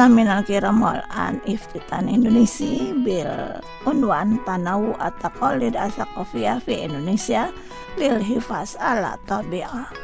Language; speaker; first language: Arabic; non-native, fluent; Indonesian